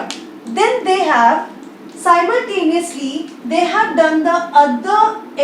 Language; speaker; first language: English; non-native, local second language; Hindi